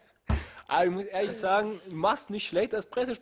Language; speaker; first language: German; native; German